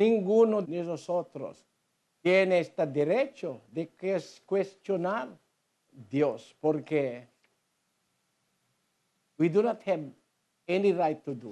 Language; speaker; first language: Spanish; non-native, learner; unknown